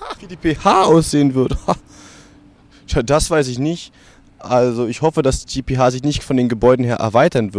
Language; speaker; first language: German; native; German